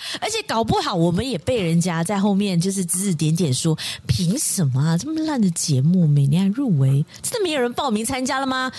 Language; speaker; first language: Chinese; native; Chinese